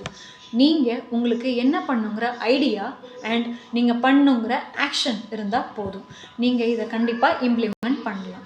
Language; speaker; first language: Tamil; native; Tamil